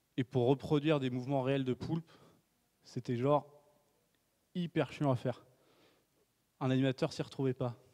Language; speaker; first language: French; native; French